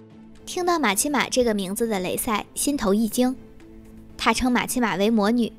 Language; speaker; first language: Chinese; native; Chinese